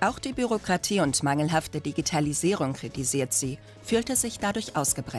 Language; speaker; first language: German; native; German